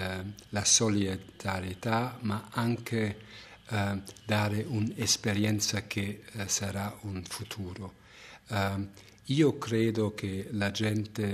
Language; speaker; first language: Italian; non-native, fluent; German